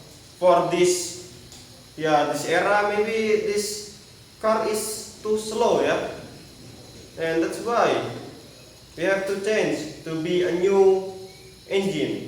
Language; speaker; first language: English; non-native, learner; Indonesian